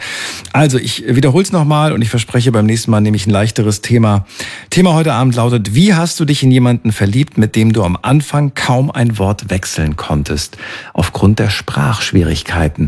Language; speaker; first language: German; native; German